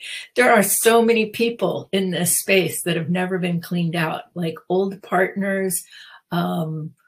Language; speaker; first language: English; native; English